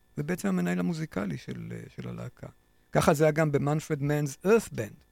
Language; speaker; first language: Hebrew; native; Hebrew